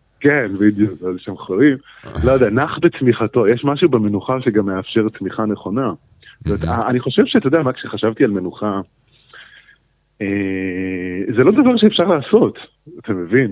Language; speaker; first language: Hebrew; native; Hebrew